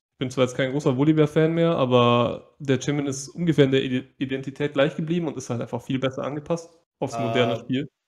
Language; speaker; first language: German; native; German